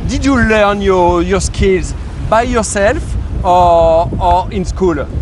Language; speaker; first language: English; non-native, learner; French